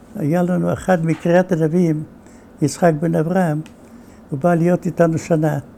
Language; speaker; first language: Hebrew; non-native, fluent; Romanian